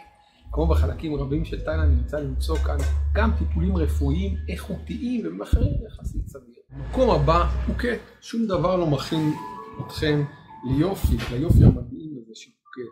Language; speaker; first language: Hebrew; native; Hebrew